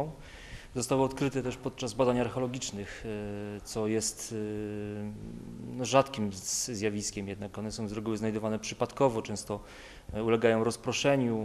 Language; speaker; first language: Polish; native; Polish